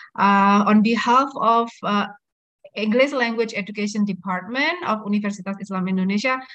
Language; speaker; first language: English; non-native, fluent; Indonesian